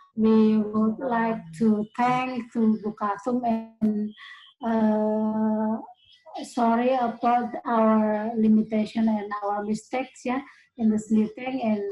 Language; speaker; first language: English; non-native, learner; Indonesian